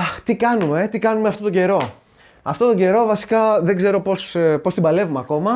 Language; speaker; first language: Greek; native; Greek